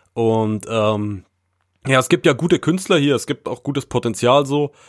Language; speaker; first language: German; native; German